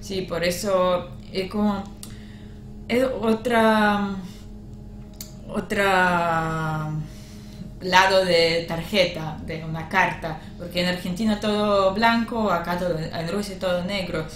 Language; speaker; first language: Spanish; non-native, learner; Russian